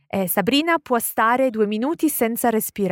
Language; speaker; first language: Italian; native; Italian